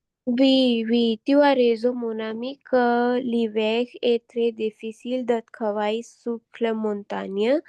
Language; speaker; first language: French; non-native, learner; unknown